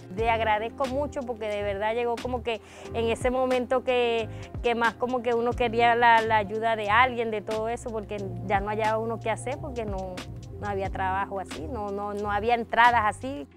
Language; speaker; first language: Spanish; native; Spanish